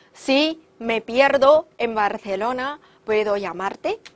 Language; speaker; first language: Spanish; non-native, fluent; Chinese